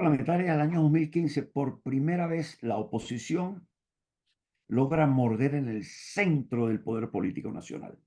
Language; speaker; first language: Spanish; native; Spanish